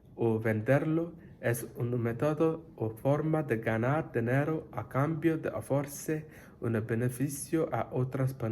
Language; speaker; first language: Spanish; non-native, learner; English